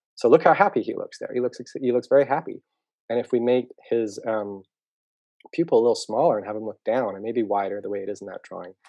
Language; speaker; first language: English; native; English